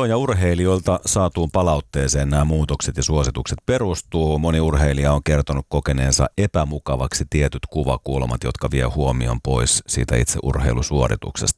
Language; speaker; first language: Finnish; native; Finnish